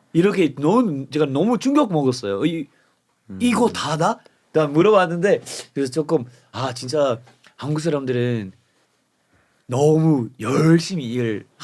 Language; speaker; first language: Korean; non-native, fluent; English